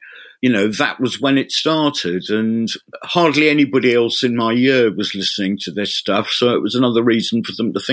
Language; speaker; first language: English; native; English